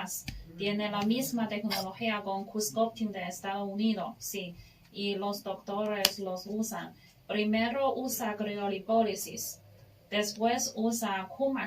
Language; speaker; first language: Spanish; non-native, learner; Chinese